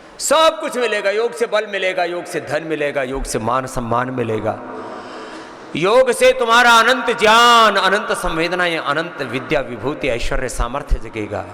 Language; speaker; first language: Hindi; native; Hindi